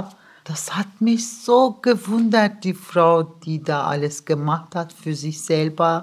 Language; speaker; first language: German; early bilingual, other home language; Turkish